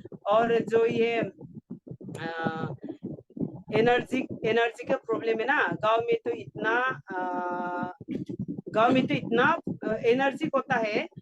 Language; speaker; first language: Hindi; non-native, local second language; Garo